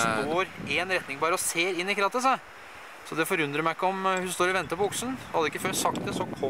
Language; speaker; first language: Norwegian; native; Norwegian